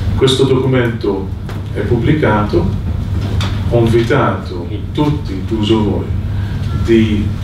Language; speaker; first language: Italian; non-native, fluent; Maltese